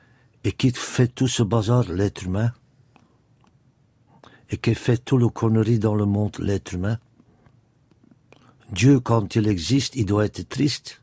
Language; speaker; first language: French; non-native, local second language; Dutch